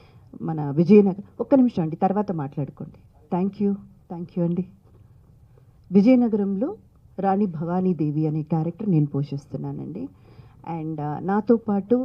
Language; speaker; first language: Telugu; native; Telugu